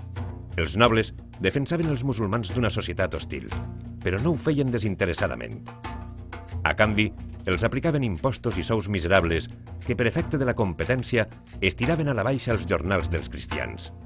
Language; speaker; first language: Catalan; native; Catalan